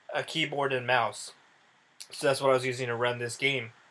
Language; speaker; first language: English; native; English